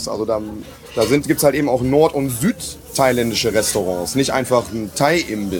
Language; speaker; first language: German; native; German